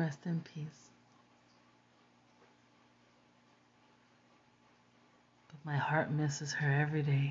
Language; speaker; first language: English; native; English